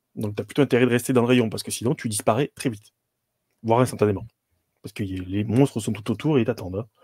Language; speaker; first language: French; native; French